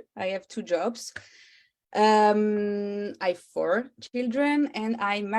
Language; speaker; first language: English; non-native, learner; French